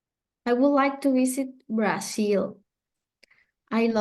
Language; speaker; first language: English; non-native, learner; Spanish